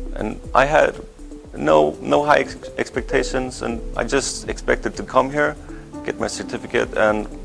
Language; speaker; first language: English; non-native, fluent; Swedish